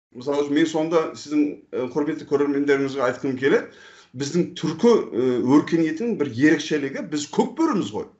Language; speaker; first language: Kazakh; non-native, fluent; Turkish